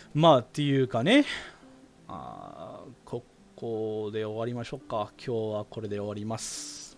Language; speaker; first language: Japanese; non-native, fluent; English